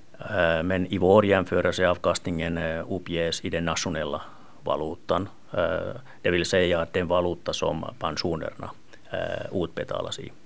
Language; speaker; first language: Swedish; non-native, local second language; Finnish